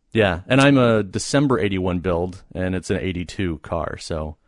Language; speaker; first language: English; native; English